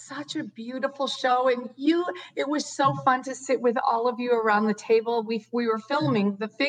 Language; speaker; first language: English; native; English